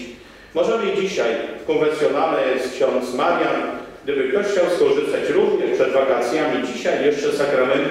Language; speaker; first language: Polish; native; Polish